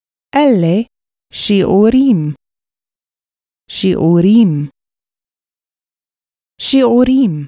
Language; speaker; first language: Hebrew; non-native, fluent; English